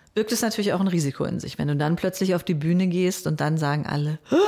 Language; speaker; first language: German; native; German